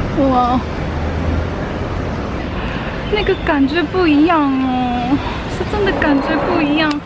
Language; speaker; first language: Chinese; non-native, fluent; Korean